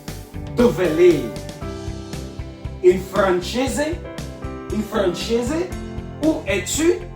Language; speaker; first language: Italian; non-native, learner; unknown